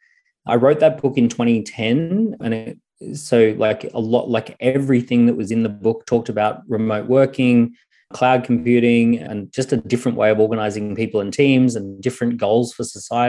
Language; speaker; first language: English; native; English